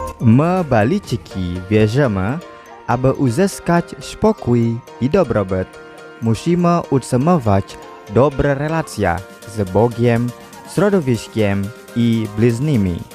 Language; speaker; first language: Polish; non-native, learner; Balinese